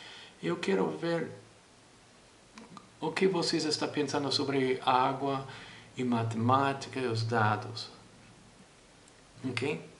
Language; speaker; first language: Portuguese; non-native, fluent; English